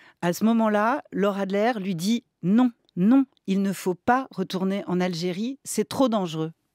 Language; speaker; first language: French; native; French